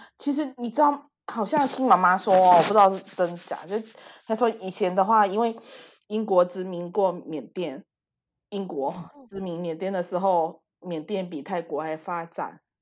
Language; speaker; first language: Chinese; early bilingual, heritage; Chinese